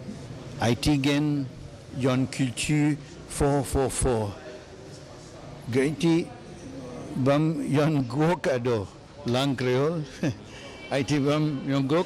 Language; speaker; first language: Haitian Creole; non-native, learner; English